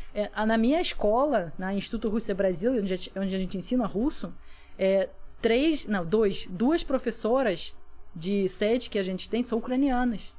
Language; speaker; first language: Portuguese; non-native, fluent; Russian